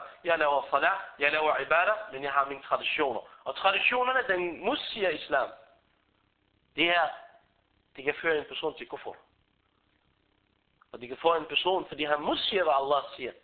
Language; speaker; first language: Danish; early bilingual, other home language; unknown